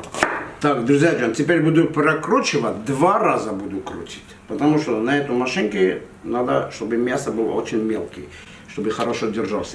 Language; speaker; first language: Russian; non-native, fluent; Armenian